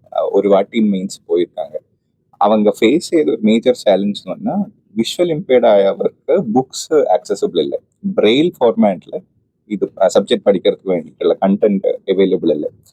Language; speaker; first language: Tamil; non-native, local second language; Malayalam